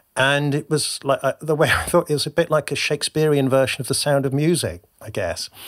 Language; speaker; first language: English; native; English